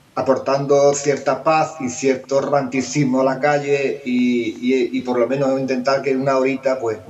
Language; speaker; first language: Spanish; native; Spanish